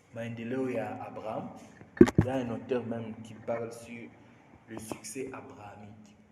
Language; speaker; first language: French; non-native, local second language; Swahili